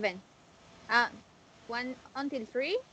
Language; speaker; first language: English; non-native, learner; Spanish